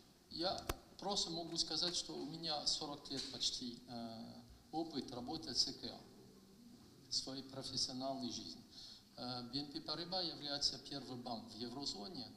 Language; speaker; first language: Russian; non-native, fluent; French